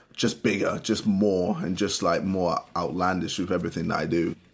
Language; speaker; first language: English; native; English